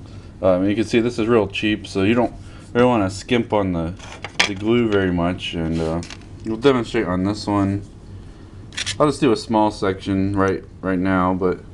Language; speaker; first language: English; native; English